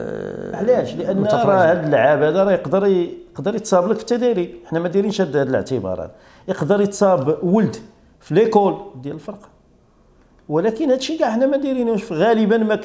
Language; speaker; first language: Arabic; native; Arabic